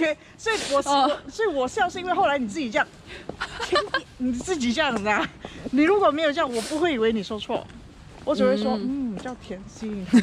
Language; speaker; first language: Chinese; early bilingual, heritage; Chinese